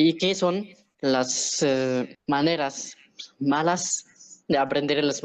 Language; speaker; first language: Spanish; non-native, learner; Arabic